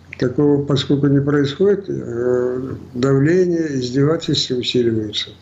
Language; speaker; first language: Russian; non-native, local second language; Crimean Tatar